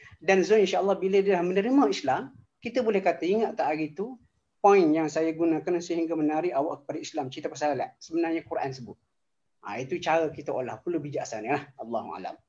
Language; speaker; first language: Malay; native; Malay